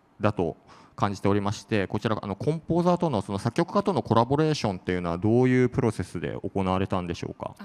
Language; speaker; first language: Japanese; native; Japanese